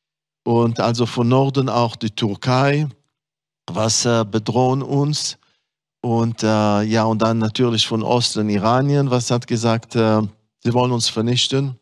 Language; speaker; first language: German; non-native, fluent; Hebrew